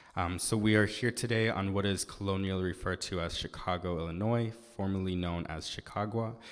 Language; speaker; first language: English; native; English